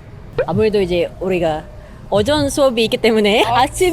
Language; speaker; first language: Korean; non-native, learner; Indonesian